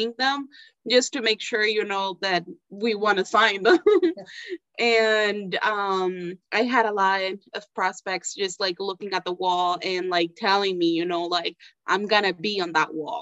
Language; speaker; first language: English; non-native, fluent; Spanish